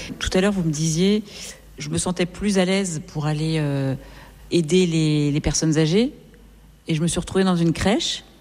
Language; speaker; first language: French; native; French